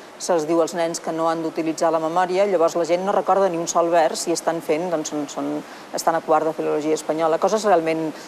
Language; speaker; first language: Catalan; native; Catalan